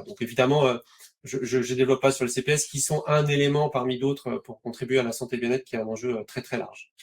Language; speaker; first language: French; native; French